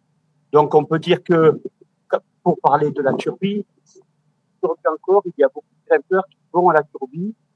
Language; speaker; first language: French; native; French